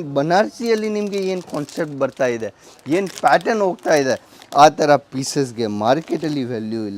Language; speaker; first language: Kannada; non-native, fluent; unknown